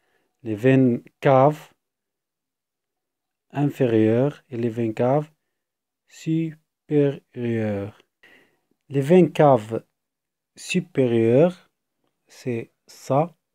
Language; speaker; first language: French; non-native, fluent; Arabic